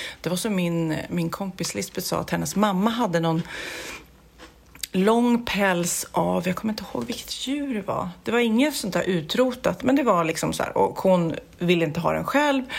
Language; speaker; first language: Swedish; native; Swedish